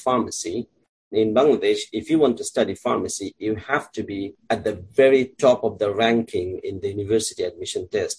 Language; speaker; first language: English; non-native, local second language; Bangla